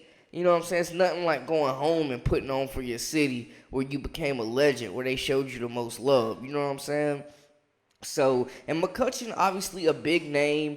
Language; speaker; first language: English; native; English